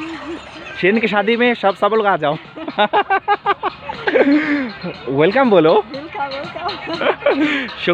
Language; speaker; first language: Hindi; native; Hindi